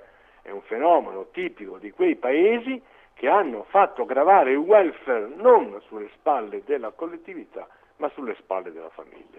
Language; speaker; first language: Italian; native; Italian